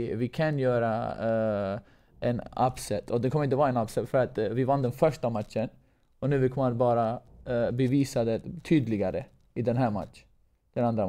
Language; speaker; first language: Swedish; non-native, fluent; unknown